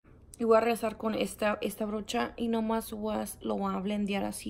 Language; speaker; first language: Spanish; early bilingual, heritage; Spanish